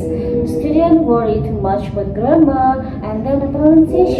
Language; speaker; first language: English; non-native, learner; Indonesian